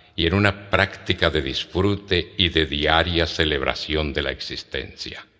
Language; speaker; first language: Spanish; native; Spanish